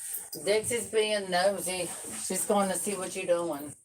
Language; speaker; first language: English; native; English